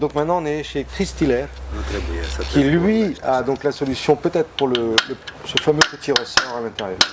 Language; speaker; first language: French; native; French